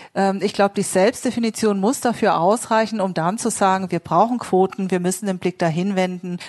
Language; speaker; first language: German; native; German